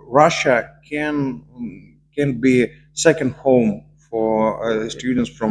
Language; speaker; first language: English; non-native, learner; Russian